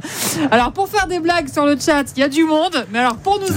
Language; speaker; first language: French; native; French